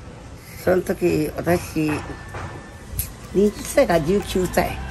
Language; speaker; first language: Japanese; non-native, local second language; Chinese